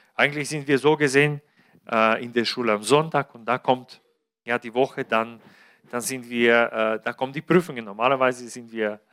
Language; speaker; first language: German; non-native, fluent; Bulgarian